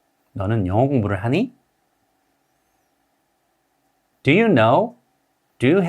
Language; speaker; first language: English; non-native, fluent; Korean